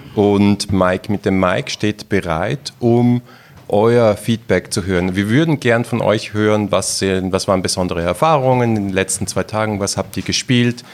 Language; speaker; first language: German; native; German